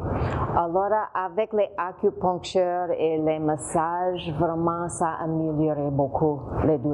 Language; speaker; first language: French; non-native, learner; Chinese